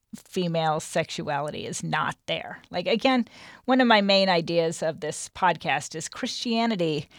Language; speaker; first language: English; native; English